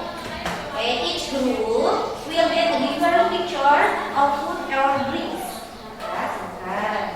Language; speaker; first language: English; non-native, learner; Indonesian